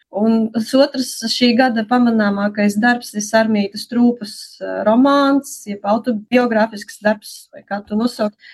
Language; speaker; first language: Latvian; native; Latvian